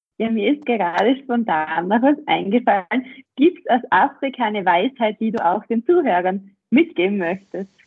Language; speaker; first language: German; native; German